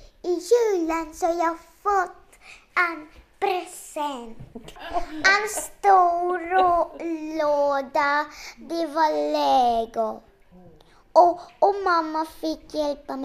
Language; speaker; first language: Swedish; early bilingual, other home language; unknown